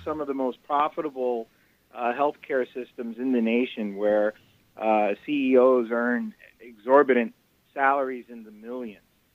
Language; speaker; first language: English; native; English